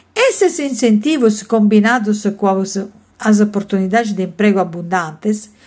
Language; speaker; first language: Portuguese; non-native, learner; Italian